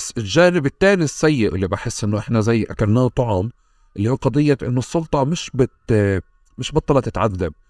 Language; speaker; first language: Arabic; native; Arabic